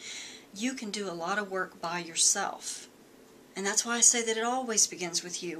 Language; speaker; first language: English; native; English